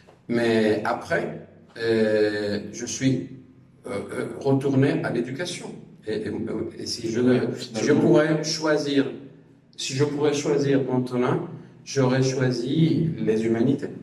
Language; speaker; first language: French; non-native, fluent; Spanish